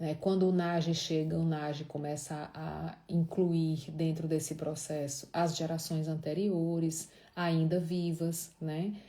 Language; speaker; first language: Portuguese; native; Portuguese